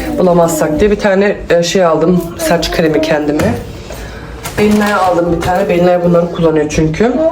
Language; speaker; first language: Turkish; early bilingual, heritage; Turkish